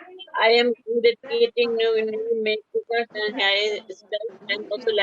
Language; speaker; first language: English; non-native, learner; Bangla